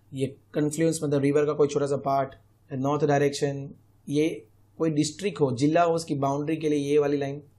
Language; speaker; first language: Hindi; non-native, local second language; Gujarati